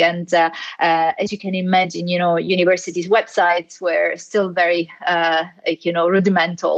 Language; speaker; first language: English; non-native, fluent; Italian